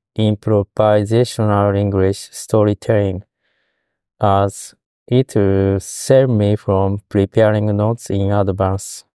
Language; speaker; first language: English; non-native, fluent; Japanese